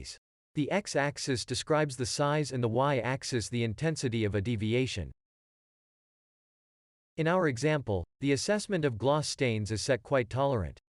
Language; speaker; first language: English; non-native, fluent; German